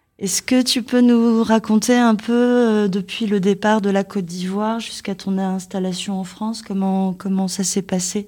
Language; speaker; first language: French; native; French